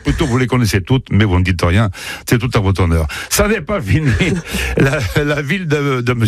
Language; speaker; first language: French; native; French